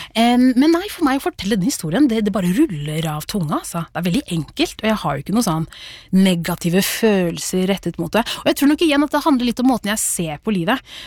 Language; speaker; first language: Norwegian; early bilingual, other home language; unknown